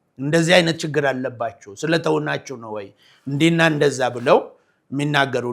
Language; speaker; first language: Amharic; non-native, local second language; Oromo